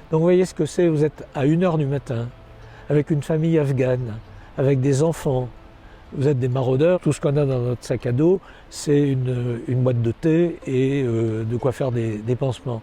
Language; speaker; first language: French; native; French